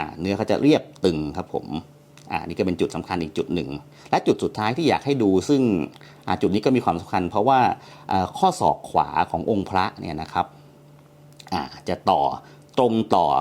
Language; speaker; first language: Thai; native; Thai